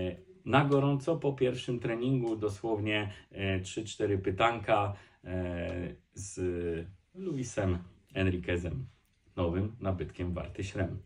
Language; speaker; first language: Polish; native; Polish